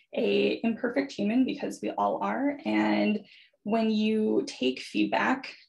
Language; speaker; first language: English; native; English